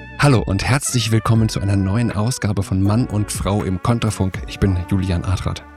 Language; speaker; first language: German; native; German